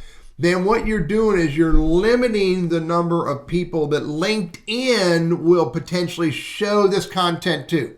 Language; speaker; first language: English; native; English